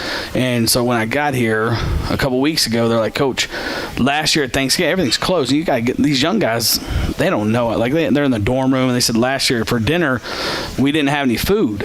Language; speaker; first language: English; native; English